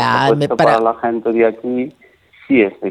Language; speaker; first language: Spanish; non-native, learner; Nepali